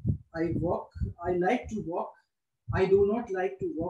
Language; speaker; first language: English; non-native, local second language; Hindi